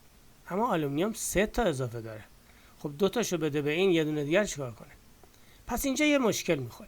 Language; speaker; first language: Persian; native; Persian